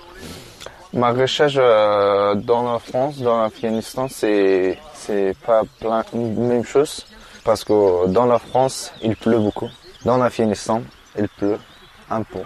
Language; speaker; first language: French; non-native, learner; Persian